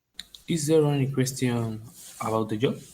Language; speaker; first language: English; non-native, learner; Spanish